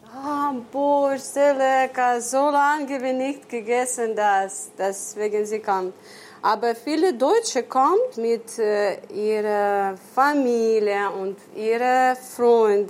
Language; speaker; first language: German; non-native, learner; Ukrainian